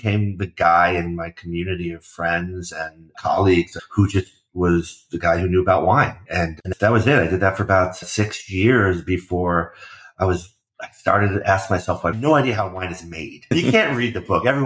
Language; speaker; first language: English; native; English